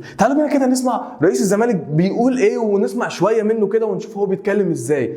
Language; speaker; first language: Arabic; native; Arabic